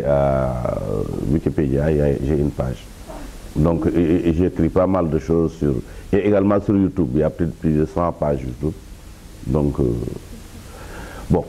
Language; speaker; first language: French; non-native, local second language; Wolof